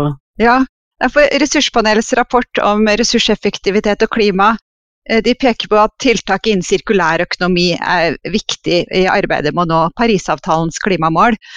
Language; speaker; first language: Norwegian; native; Norwegian